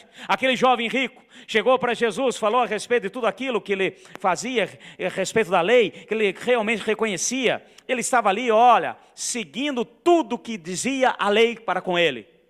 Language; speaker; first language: Portuguese; native; Portuguese